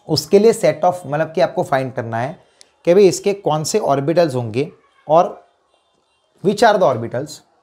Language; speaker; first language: Hindi; non-native, local second language; Gujarati